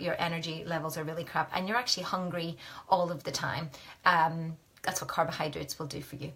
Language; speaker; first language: English; native; English